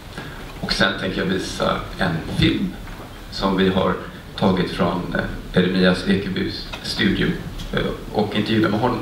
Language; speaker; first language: Swedish; native; Swedish